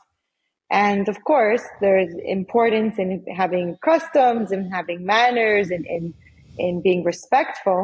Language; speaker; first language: English; early bilingual, other home language; Spanish